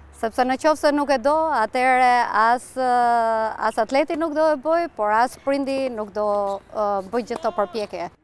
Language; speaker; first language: Albanian; early bilingual, heritage; Albanian